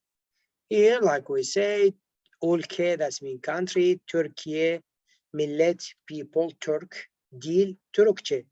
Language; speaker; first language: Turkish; non-native, learner; Arabic